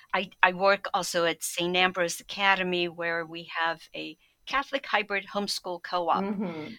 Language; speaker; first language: English; early bilingual, other home language; Polish